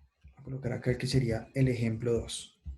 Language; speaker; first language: Spanish; native; Spanish